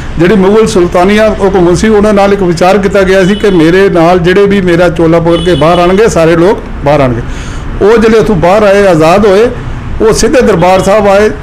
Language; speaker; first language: Punjabi; native; Punjabi